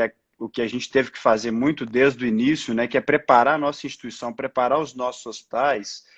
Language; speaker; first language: Portuguese; native; Portuguese